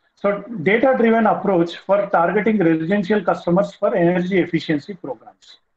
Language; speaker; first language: English; non-native, local second language; Telugu